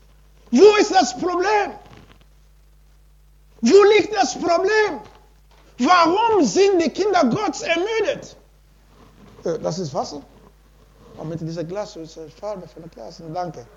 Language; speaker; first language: German; non-native, learner; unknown